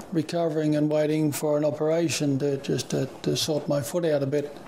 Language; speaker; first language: English; native; English